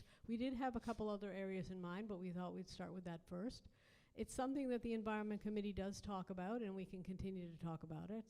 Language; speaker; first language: English; native; English